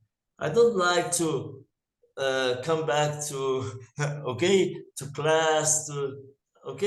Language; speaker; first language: English; non-native, learner; Portuguese